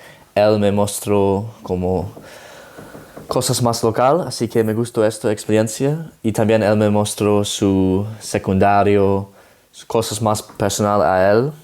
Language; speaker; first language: Spanish; non-native, learner; Dutch